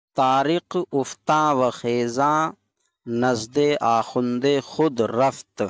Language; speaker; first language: Persian; non-native, fluent; Urdu